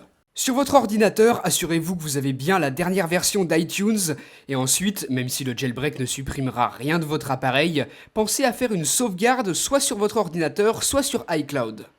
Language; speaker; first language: French; native; French